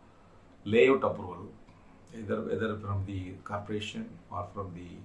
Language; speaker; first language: English; non-native, local second language; Tamil